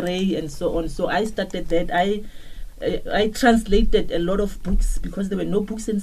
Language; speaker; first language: English; non-native, local second language; Tswana